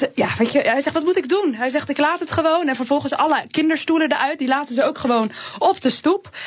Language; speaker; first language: Dutch; native; Dutch